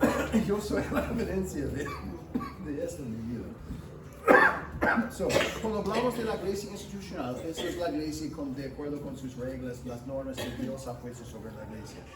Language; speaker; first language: Spanish; non-native, fluent; English